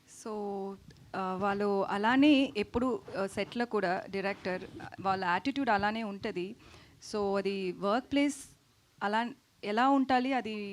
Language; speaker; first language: Telugu; non-native, learner; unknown